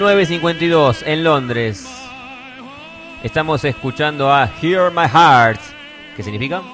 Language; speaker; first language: Spanish; native; Spanish